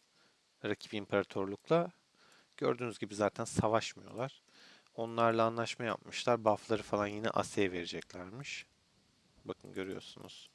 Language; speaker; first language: Turkish; native; Turkish